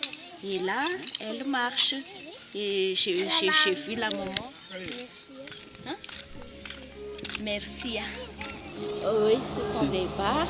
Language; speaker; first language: French; non-native, local second language; Malagasy